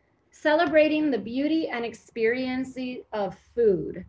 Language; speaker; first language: English; early bilingual, other home language; Spanish